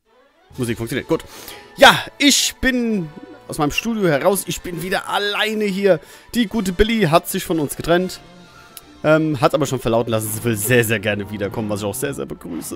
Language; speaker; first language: German; native; German